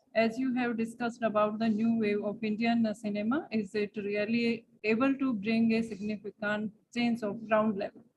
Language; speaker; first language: English; non-native, local second language; Hindi